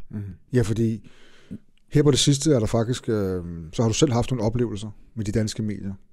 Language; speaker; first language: Danish; early bilingual, other home language; Arabic